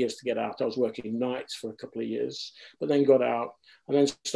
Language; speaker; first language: English; native; English